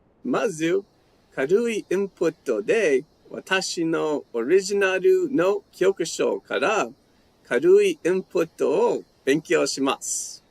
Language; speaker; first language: Japanese; non-native, learner; English